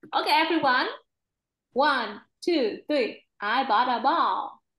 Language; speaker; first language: English; non-native, fluent; Vietnamese